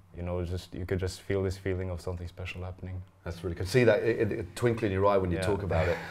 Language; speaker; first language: English; non-native, fluent; Norwegian